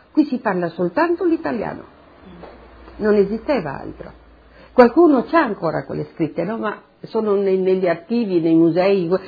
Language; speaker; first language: Italian; non-native, local second language; Slovenian